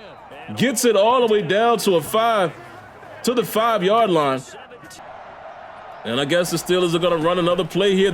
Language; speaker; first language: English; native; English